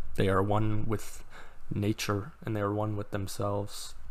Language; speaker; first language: English; native; English